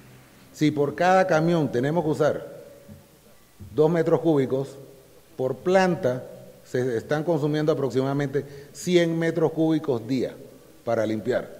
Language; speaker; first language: Spanish; native; Spanish